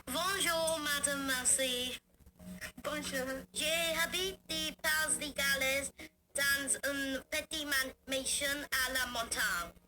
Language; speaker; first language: French; non-native, learner; English